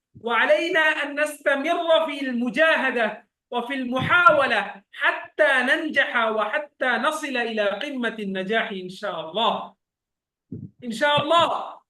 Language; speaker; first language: Arabic; non-native, fluent; Bangla